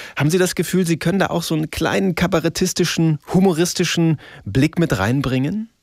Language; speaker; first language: German; native; German